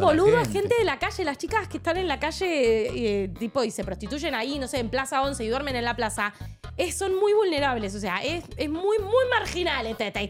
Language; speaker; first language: Spanish; native; Spanish